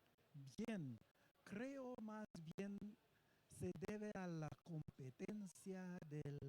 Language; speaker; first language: Spanish; non-native, learner; Papiamento